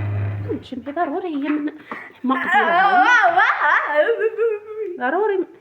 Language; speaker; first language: Arabic; native; Arabic